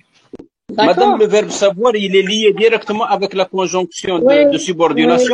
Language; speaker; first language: French; non-native, local second language; Arabic